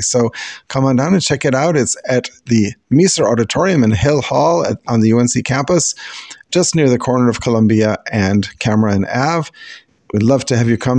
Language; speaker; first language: English; native; English